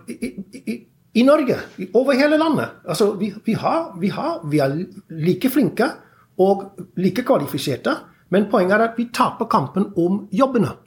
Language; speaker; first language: Norwegian; non-native, fluent; English